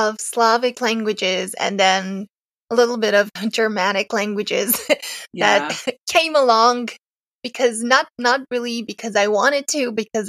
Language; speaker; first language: English; non-native, fluent; Serbian